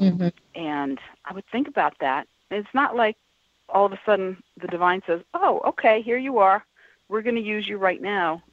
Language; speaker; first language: English; native; English